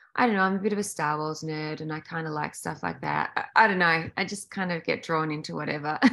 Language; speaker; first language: English; native; English